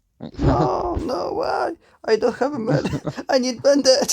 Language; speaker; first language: English; non-native, learner; Polish